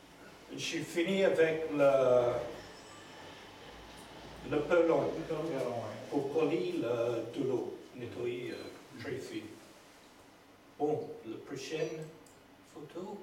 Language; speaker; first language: French; non-native, learner; English